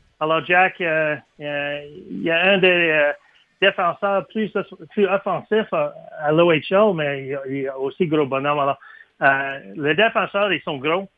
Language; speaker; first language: French; non-native, learner; English